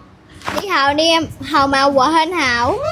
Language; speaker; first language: Chinese; non-native, learner; Khmer